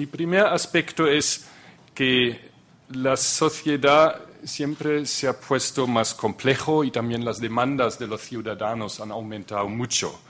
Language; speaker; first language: Spanish; non-native, fluent; German